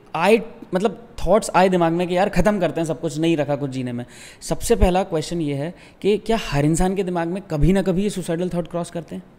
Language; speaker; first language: Hindi; native; Hindi